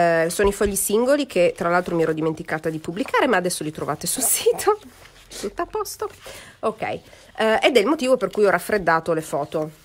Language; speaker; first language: Italian; native; Italian